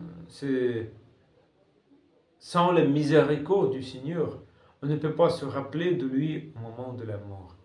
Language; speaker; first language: French; non-native, fluent; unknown